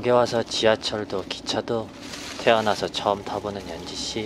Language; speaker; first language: Korean; native; Korean